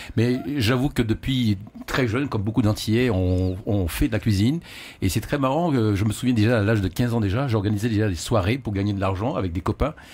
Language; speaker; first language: French; native; French